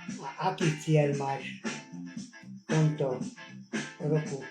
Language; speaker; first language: Slovak; non-native, local second language; Hungarian